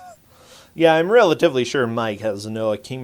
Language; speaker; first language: English; native; English